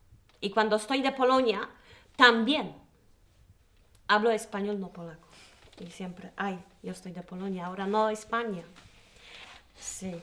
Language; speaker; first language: Spanish; non-native, learner; Polish